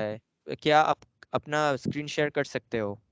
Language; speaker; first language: Hindi; non-native, local second language; Bangla